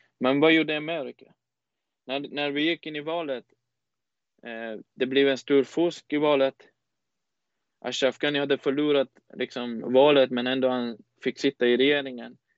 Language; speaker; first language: Swedish; non-native, fluent; Persian